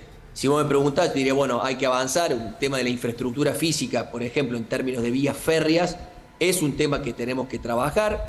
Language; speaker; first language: Spanish; native; Spanish